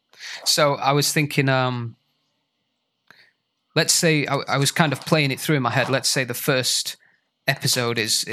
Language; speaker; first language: English; native; English